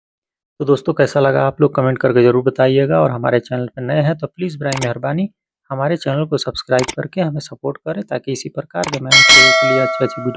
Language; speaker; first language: Hindi; native; Hindi